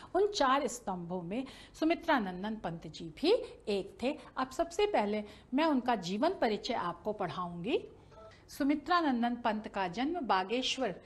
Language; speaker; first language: Hindi; native; Hindi